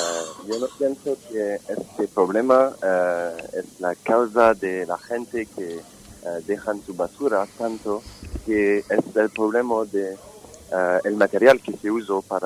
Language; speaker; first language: Spanish; non-native, fluent; French